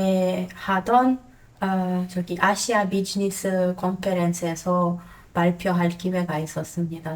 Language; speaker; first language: Korean; non-native, fluent; Croatian